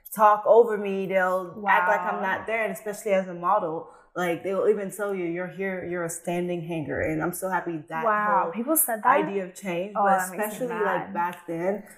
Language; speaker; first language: English; early bilingual, other home language; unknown